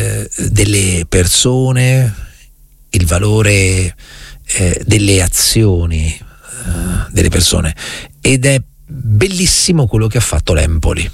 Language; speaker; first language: Italian; native; Italian